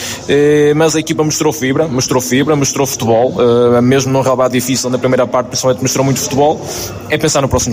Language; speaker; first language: Portuguese; native; Portuguese